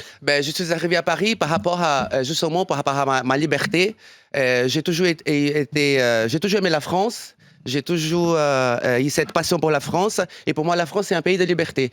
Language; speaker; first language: French; non-native, fluent; Portuguese